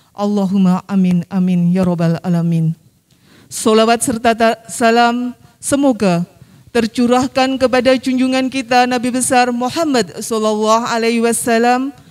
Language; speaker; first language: Indonesian; non-native, local second language; Javanese